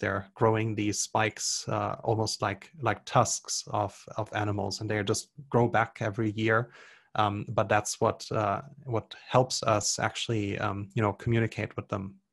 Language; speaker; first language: English; non-native, fluent; German